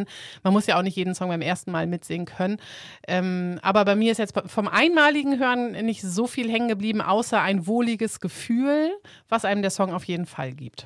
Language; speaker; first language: German; native; German